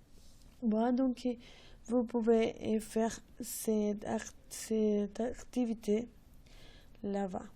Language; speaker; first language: French; non-native, learner; Spanish